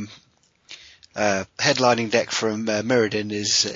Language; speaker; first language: English; native; English